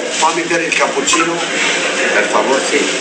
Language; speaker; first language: Italian; non-native, learner; Albanian